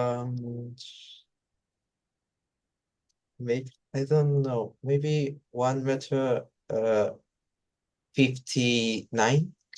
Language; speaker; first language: English; non-native, learner; Spanish